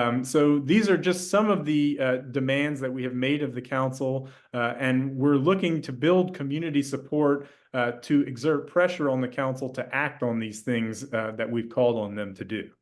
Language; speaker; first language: English; native; English